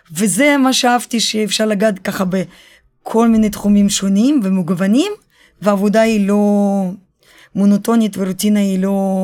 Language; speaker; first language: Hebrew; early bilingual, other home language; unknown